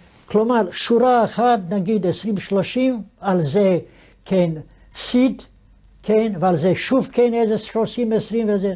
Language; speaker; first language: Hebrew; non-native, fluent; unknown